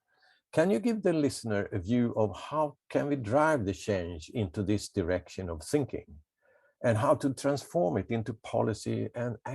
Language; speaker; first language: English; non-native, fluent; Swedish